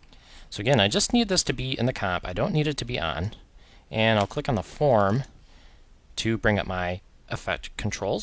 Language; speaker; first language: English; native; English